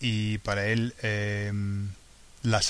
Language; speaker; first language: Spanish; non-native, learner; English